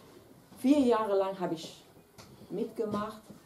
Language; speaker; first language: German; non-native, fluent; Kurdish